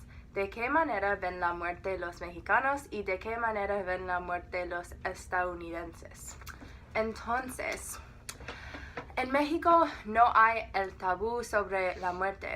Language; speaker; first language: Spanish; non-native, learner; English